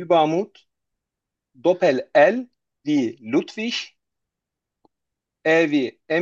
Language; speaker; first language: German; non-native, learner; Turkish